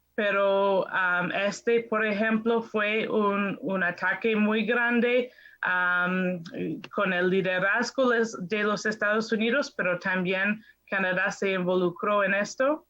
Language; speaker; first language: Spanish; non-native, fluent; English